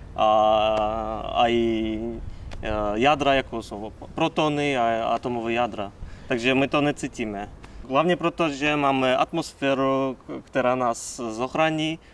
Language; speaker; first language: Czech; non-native, fluent; Kazakh